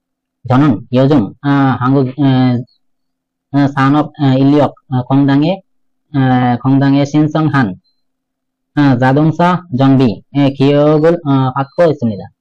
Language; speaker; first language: Korean; non-native, learner; Bangla